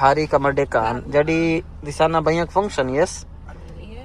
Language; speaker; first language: Indonesian; non-native, learner; Urdu